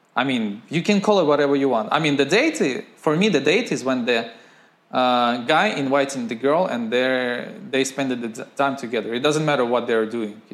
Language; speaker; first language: English; non-native, fluent; Ukrainian